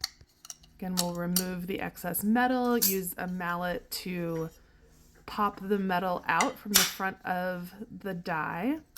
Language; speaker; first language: English; native; English